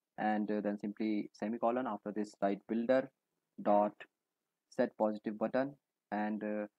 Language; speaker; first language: English; non-native, local second language; Hindi